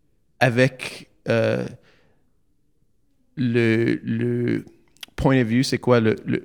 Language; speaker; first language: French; non-native, learner; English